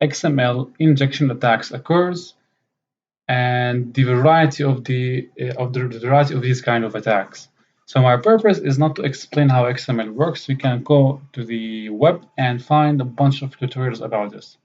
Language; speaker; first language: English; non-native, fluent; Arabic